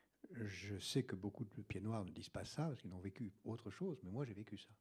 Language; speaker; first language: French; native; French